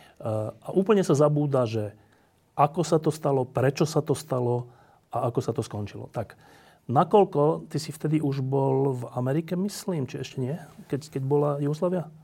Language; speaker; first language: Slovak; native; Slovak